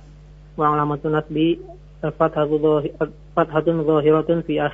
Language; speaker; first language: Arabic; non-native, learner; Indonesian